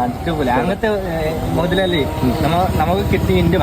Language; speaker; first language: Malayalam; non-native, learner; Hindi